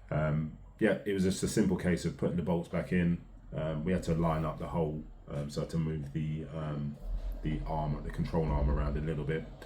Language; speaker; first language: English; native; English